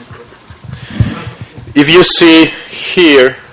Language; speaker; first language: English; non-native, fluent; Spanish